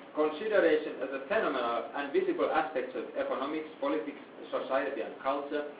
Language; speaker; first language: English; non-native, fluent; Finnish